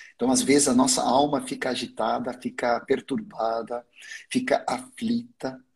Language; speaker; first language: Portuguese; non-native, fluent; Swedish